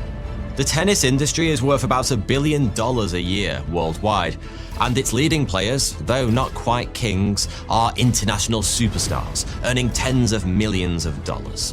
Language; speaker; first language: English; native; English